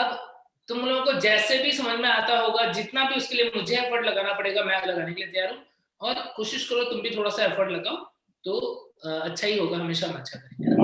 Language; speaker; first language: Hindi; native; Hindi